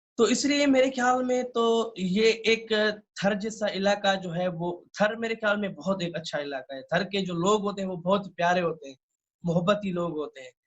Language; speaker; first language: Urdu; non-native, local second language; Sindhi